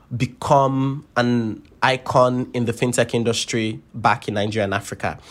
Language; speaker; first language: English; non-native, local second language; Yoruba